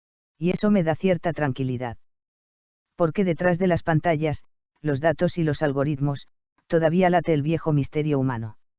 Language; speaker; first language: Spanish; native; Spanish